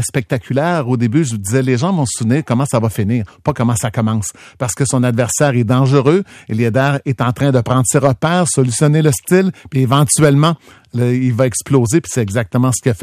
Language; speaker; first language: French; native; French